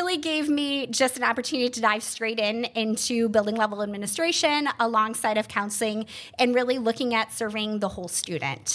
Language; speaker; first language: English; native; English